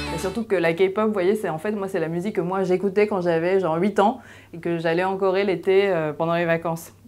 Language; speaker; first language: French; early bilingual, other home language; Korean